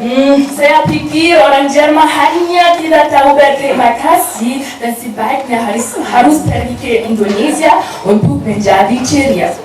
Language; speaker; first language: Indonesian; non-native, learner; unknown